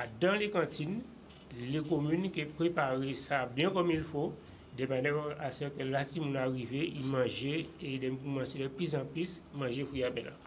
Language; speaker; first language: French; non-native, local second language; Guadeloupean Creole French